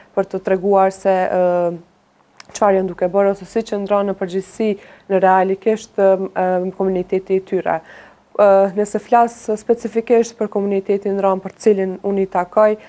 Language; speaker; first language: Albanian; non-native, local second language; Romany